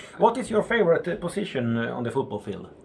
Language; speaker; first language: English; non-native, fluent; Swedish